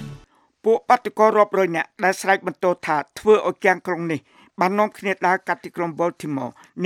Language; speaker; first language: Khmer; native; Khmer